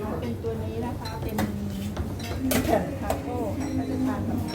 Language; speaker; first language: Thai; native; Thai